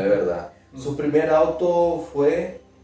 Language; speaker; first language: Spanish; non-native, fluent; Portuguese